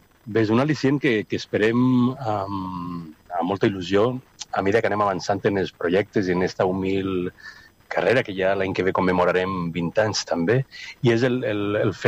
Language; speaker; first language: Catalan; native; Catalan